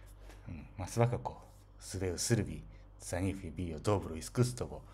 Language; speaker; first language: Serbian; non-native, fluent; Japanese